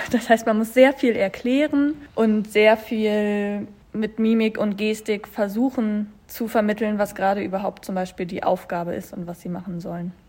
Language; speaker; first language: German; native; German